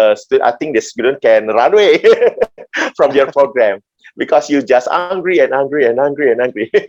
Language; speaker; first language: English; non-native, learner; Indonesian